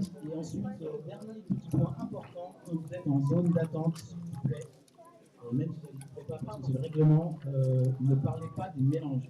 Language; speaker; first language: French; native; French